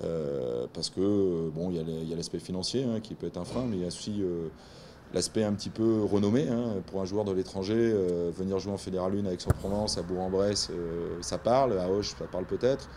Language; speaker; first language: French; native; French